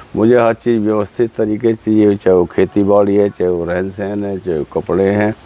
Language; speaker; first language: Hindi; native; Hindi